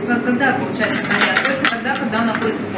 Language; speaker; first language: Russian; native; Russian